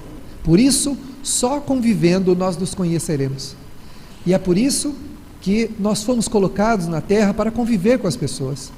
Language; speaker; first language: Portuguese; native; Portuguese